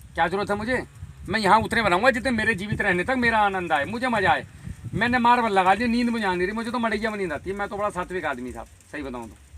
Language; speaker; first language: Hindi; native; Hindi